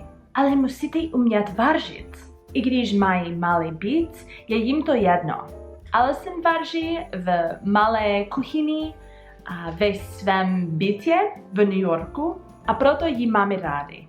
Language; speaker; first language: Czech; non-native, learner; English